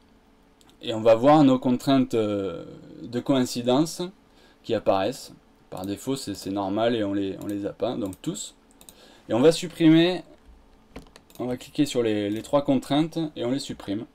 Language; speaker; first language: French; native; French